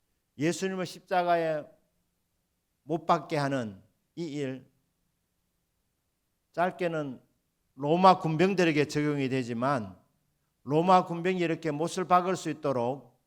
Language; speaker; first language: Korean; native; Korean